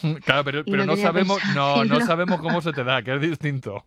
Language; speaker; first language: Spanish; native; Spanish